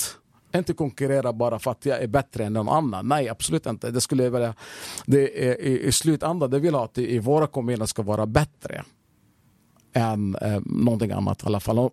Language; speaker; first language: Swedish; non-native, fluent; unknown